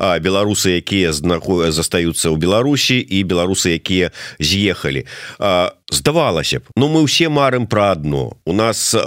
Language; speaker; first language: Belarusian; non-native, local second language; Russian